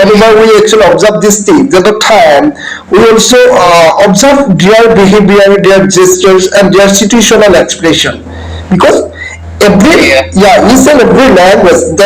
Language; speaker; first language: English; non-native, learner; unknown